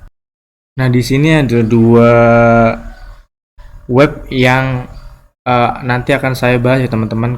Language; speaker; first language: Indonesian; native; Indonesian